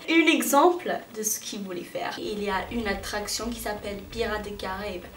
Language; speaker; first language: French; non-native, fluent; English